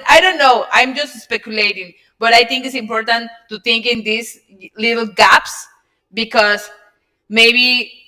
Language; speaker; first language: English; non-native, learner; Spanish